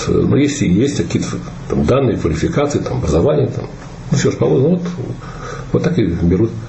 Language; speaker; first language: Russian; native; Russian